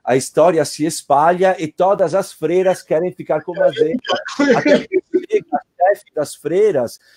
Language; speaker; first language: Portuguese; non-native, fluent; Italian